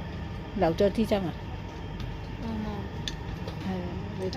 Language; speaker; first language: Cantonese; non-native, fluent; Punjabi